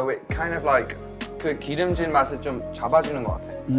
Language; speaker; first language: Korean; non-native, fluent; English